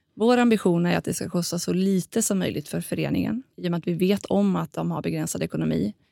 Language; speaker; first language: Swedish; native; Swedish